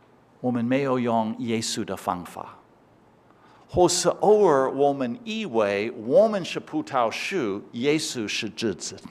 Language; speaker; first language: Chinese; non-native, fluent; English